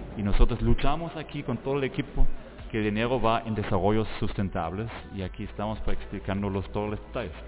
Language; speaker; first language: Spanish; non-native, fluent; German